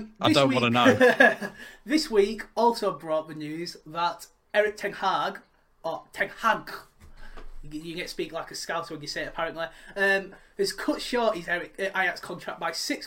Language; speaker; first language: English; native; English